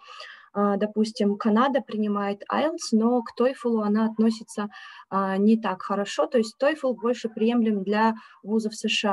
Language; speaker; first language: Russian; native; Russian